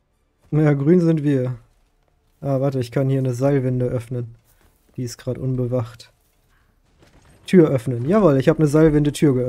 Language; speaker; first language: German; native; German